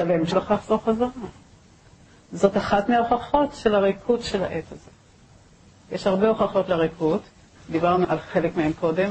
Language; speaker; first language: Hebrew; native; Hebrew